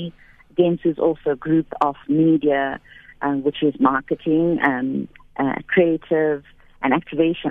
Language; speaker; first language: English; native; English